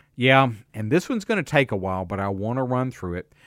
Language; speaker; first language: English; native; English